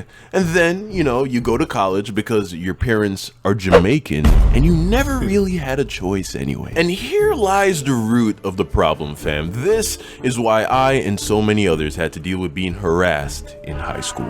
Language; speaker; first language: English; native; English